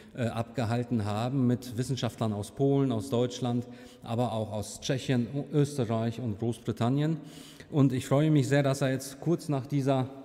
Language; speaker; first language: German; native; German